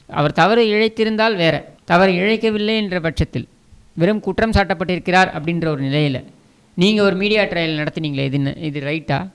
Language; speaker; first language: Tamil; native; Tamil